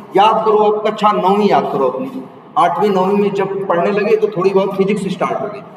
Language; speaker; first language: Hindi; native; Hindi